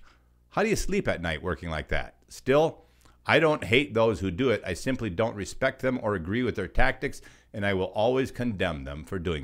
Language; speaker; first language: English; native; English